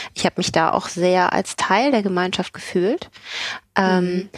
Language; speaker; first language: German; native; German